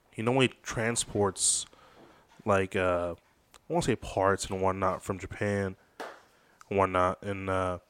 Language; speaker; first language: English; early bilingual, other home language; Spanish